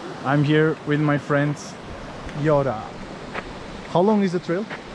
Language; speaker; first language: English; non-native, fluent; Portuguese